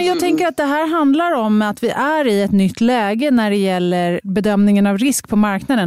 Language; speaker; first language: Swedish; native; Swedish